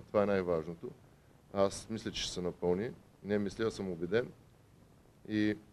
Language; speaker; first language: Bulgarian; native; Bulgarian